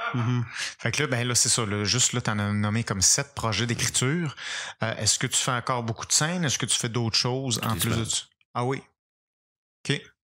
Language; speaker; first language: French; native; French